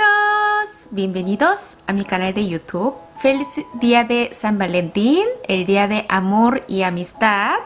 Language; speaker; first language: Spanish; non-native, learner; Korean